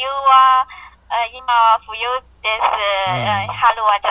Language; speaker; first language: Japanese; non-native, learner; Chinese